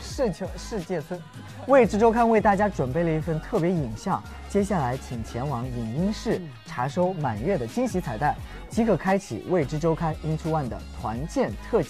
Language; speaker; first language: Chinese; native; Chinese